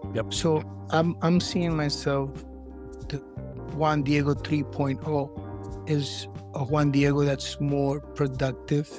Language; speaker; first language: English; native; English